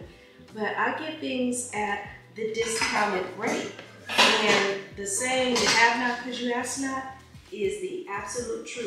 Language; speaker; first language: English; native; English